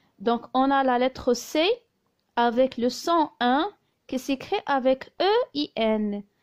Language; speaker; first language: French; non-native, local second language; Arabic